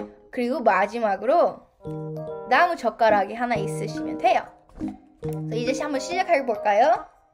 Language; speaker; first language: Korean; early bilingual, heritage; Korean